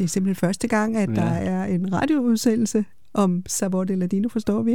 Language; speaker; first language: Danish; native; Danish